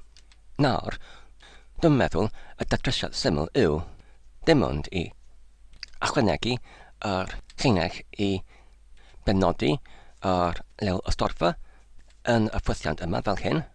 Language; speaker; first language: Welsh; non-native, learner; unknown